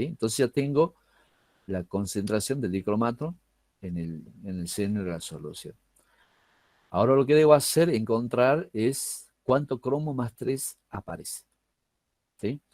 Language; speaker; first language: Spanish; native; Spanish